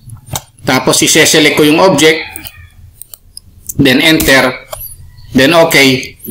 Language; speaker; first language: Filipino; native; Filipino